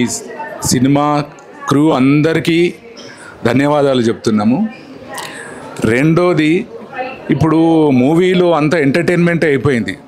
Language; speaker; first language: Telugu; native; Telugu